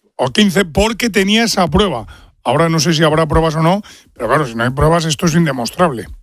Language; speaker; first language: Spanish; native; Spanish